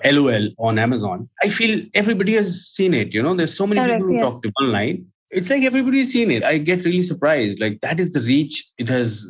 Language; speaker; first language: English; non-native, local second language; Hindi